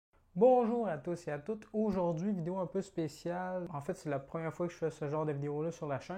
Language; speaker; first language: French; native; French